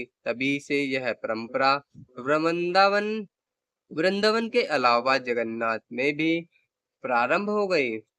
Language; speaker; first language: Hindi; native; Hindi